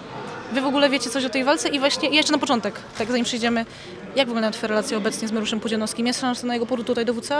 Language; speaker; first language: Polish; native; Polish